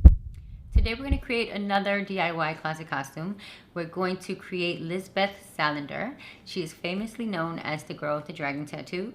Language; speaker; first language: English; native; English